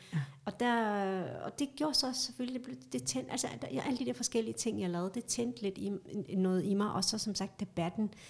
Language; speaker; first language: Danish; early bilingual, other home language; Kurdish